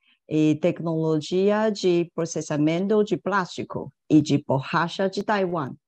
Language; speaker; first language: Portuguese; non-native, fluent; Chinese